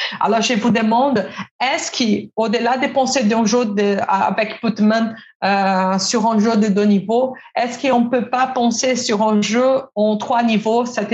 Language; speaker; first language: French; non-native, fluent; Portuguese